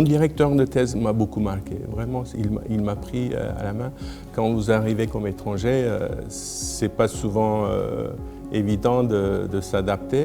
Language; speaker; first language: French; non-native, fluent; Turkish